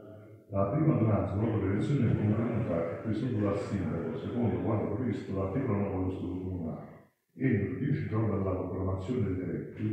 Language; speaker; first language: Italian; native; Italian